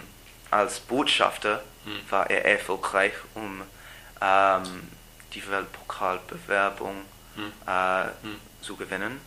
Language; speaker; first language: German; non-native, learner; English